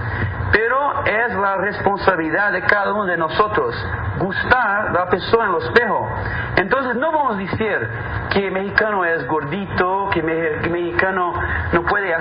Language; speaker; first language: Spanish; non-native, fluent; Portuguese